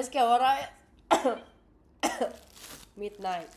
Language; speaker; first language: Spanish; non-native, learner; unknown